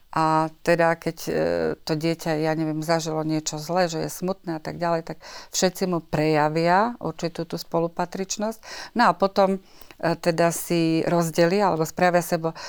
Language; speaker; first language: Slovak; native; Slovak